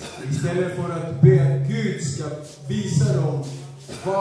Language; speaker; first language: Swedish; non-native, fluent; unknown